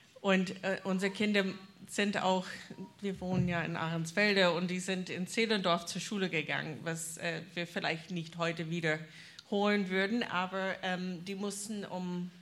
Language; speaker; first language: German; non-native, fluent; English